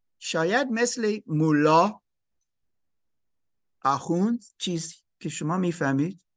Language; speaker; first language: Persian; non-native, learner; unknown